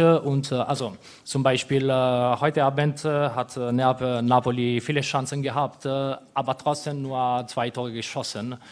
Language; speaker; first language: German; non-native, fluent; Italian